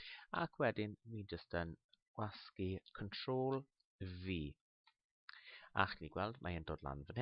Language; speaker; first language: Welsh; non-native, local second language; English